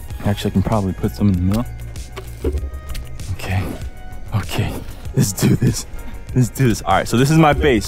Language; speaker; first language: English; native; English